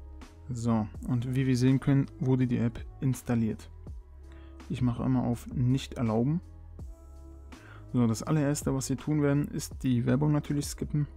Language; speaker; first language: German; native; German